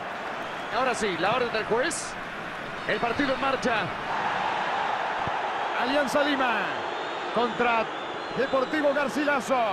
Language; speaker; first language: Spanish; native; Spanish